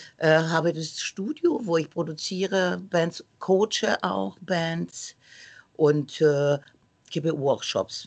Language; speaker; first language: German; non-native, fluent; Romanian